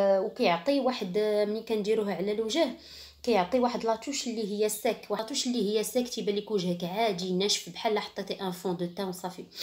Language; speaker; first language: Arabic; native; Arabic